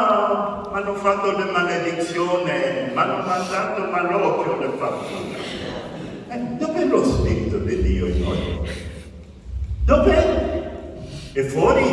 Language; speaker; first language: Italian; non-native, fluent; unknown